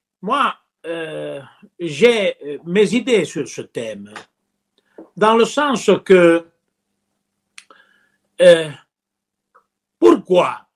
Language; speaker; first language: French; non-native, local second language; Italian